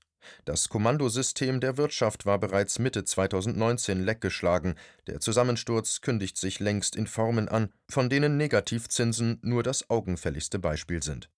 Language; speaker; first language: German; native; German